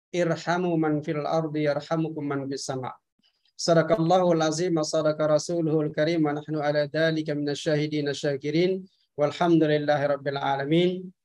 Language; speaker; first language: Arabic; non-native, fluent; Malay